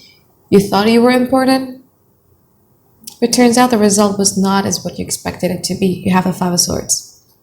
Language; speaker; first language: English; non-native, fluent; Indonesian